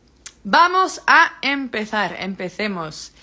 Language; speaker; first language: Spanish; non-native, fluent; Dutch